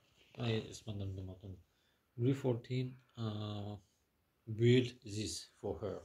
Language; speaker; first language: English; non-native, learner; French